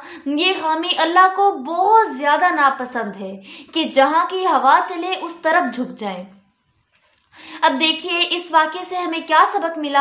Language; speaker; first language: Urdu; native; Urdu